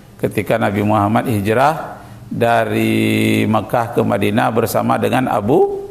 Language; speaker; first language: Indonesian; native; Indonesian